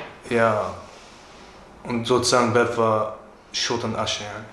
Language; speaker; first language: German; early bilingual, other home language; Turkish